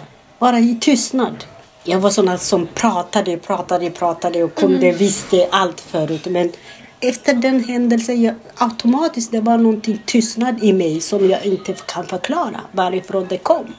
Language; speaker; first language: Swedish; non-native, fluent; Amharic